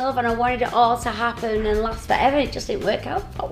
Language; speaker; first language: English; native; English